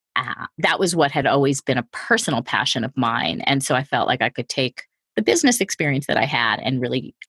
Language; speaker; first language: English; native; English